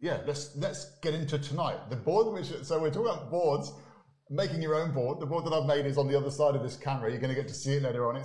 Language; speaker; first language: English; native; English